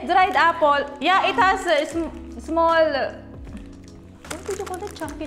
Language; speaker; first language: English; non-native, local second language; Filipino